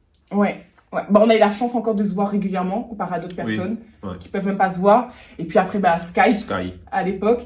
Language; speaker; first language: French; native; French